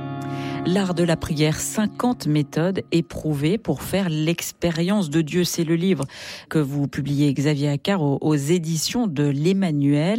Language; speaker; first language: French; native; French